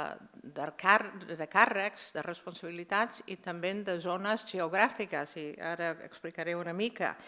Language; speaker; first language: Catalan; non-native, fluent; English